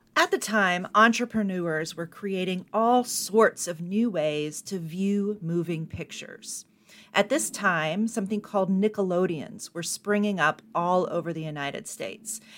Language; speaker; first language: English; native; English